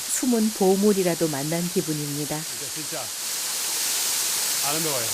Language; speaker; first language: Korean; native; Korean